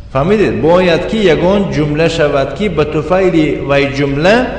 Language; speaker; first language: Persian; native; Persian